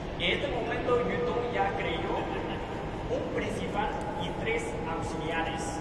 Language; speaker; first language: Spanish; non-native, fluent; Chinese